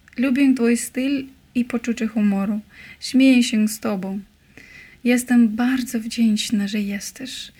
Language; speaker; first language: Polish; non-native, learner; Russian